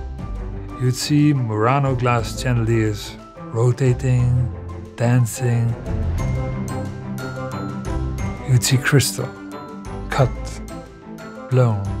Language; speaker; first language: English; non-native, fluent; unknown